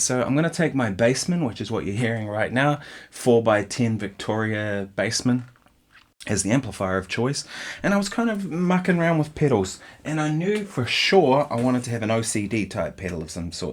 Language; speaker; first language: English; native; English